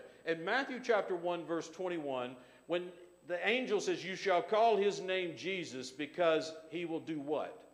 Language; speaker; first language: English; native; English